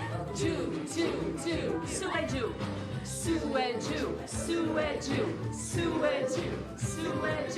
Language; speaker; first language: Italian; non-native, fluent; English